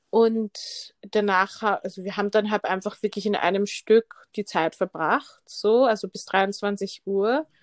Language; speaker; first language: German; early bilingual, other home language; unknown